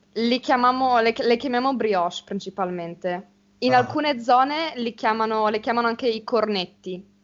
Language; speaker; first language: Italian; native; Italian